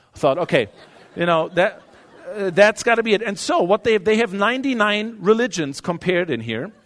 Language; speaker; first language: English; non-native, fluent; German